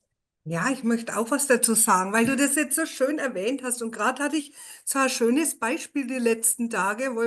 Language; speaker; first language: German; native; German